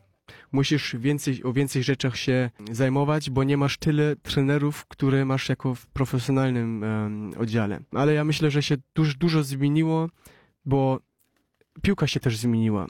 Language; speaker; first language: Polish; early bilingual, heritage; Polish